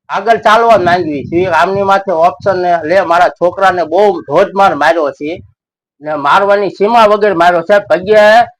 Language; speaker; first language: Gujarati; native; Gujarati